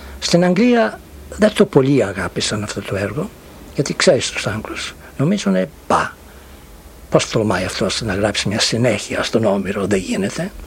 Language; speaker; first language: Greek; early bilingual, heritage; Greek